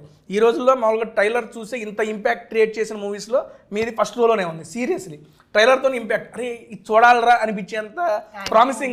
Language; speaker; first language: Telugu; native; Telugu